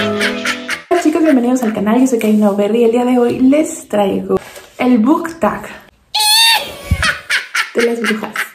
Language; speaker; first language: Spanish; native; Spanish